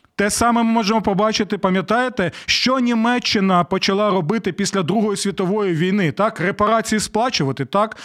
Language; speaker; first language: Ukrainian; native; Ukrainian